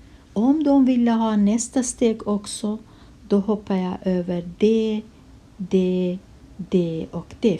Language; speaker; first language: Swedish; non-native, fluent; Kurdish